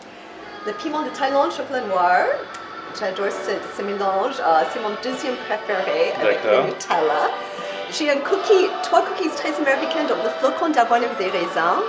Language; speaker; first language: French; non-native, fluent; English